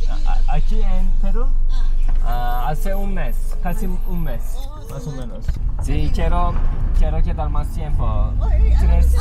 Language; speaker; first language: Spanish; non-native, learner; Turkish